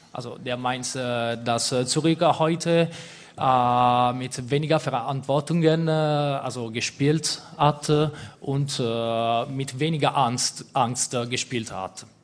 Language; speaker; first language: German; non-native, fluent; Italian